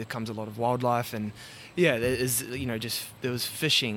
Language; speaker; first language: English; native; English